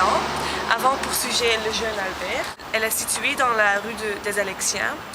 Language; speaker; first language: French; non-native, learner; Dutch